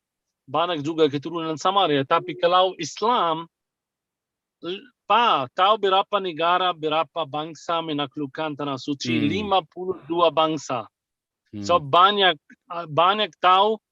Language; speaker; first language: Indonesian; non-native, fluent; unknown